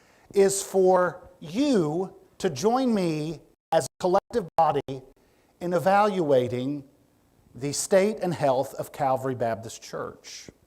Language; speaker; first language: English; native; English